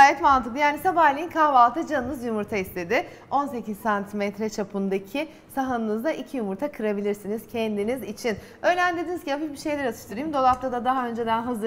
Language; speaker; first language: Turkish; native; Turkish